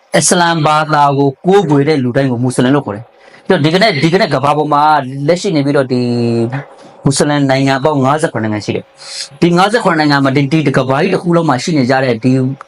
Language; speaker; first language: Burmese; non-native, local second language; Rohingya